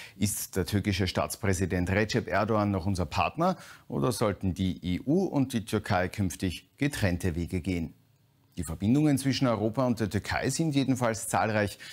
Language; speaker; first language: German; native; German